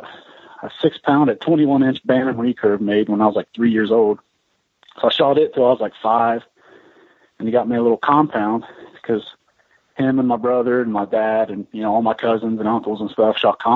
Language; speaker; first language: English; native; English